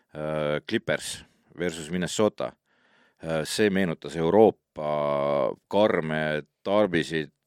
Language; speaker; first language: Estonian; native; Estonian